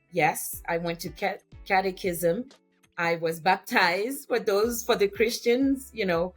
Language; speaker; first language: English; non-native, fluent; French